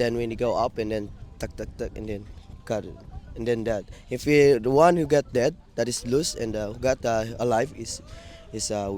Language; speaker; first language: English; non-native, local second language; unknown